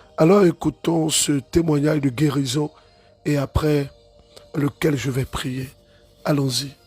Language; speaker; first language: French; non-native, local second language; Ewe